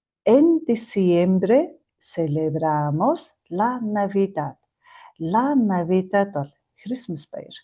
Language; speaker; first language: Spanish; non-native, fluent; Mongolian